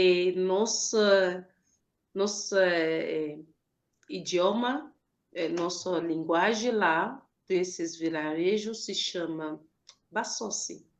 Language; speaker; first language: Portuguese; non-native, fluent; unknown